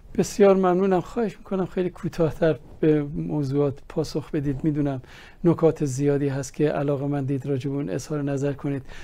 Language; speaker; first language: Persian; native; Persian